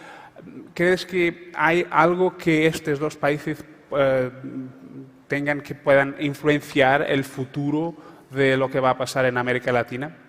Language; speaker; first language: Spanish; non-native, fluent; Portuguese